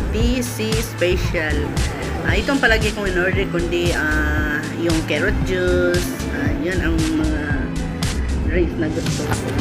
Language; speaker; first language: Filipino; non-native, local second language; Cebuano